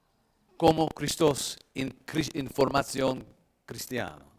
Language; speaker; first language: Spanish; non-native, learner; English